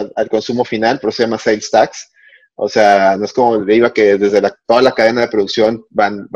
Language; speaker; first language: Spanish; native; Spanish